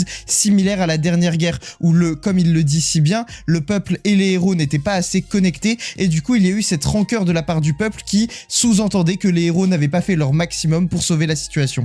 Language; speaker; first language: French; native; French